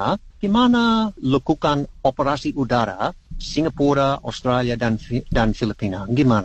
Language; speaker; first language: Indonesian; non-native, learner; English